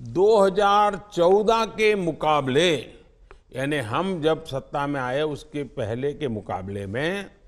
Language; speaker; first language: Hindi; non-native, local second language; Gujarati